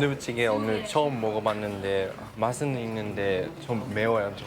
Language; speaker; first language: Korean; non-native, fluent; Japanese